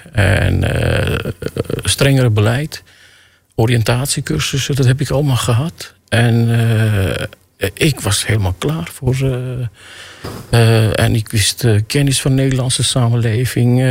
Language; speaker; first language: Dutch; non-native, fluent; Armenian